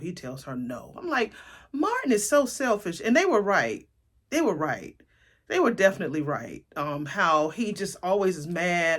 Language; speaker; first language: English; native; English